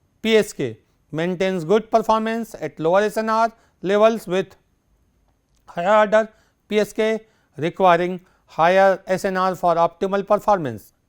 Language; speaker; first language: English; non-native, local second language; Hindi